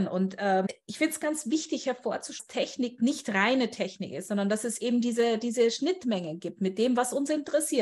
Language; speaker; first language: German; native; German